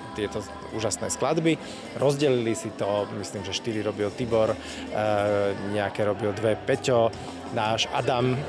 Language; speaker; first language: Slovak; native; Slovak